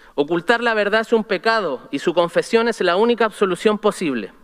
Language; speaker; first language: Spanish; native; Spanish